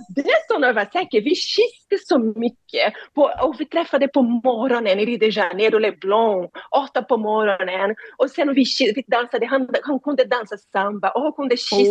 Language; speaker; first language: Swedish; non-native, learner; Portuguese